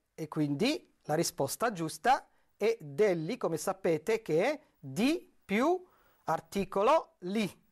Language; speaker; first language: Italian; non-native, fluent; Arabic